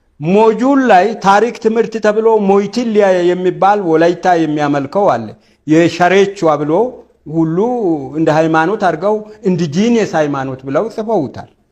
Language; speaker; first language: Amharic; non-native, local second language; Wolaytta